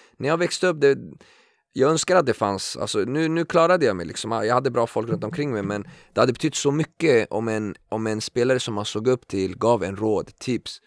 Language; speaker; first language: Swedish; early bilingual, other home language; Kurdish